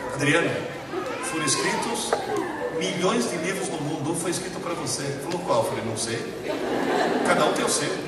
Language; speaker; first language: Portuguese; early bilingual, other home language; Italian